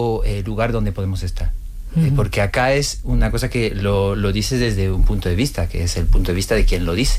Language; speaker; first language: Spanish; non-native, fluent; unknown